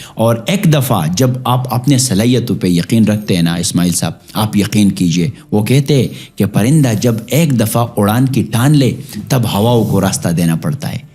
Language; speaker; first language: Urdu; non-native, local second language; Pashto